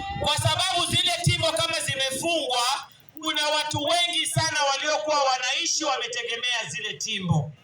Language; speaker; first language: Swahili; non-native, local second language; Giryama